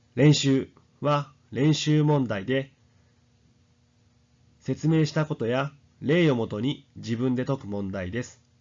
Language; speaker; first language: Japanese; native; Japanese